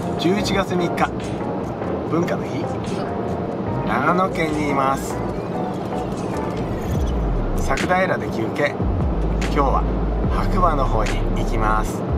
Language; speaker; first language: Japanese; native; Japanese